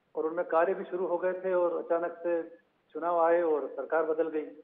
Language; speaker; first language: Hindi; native; Hindi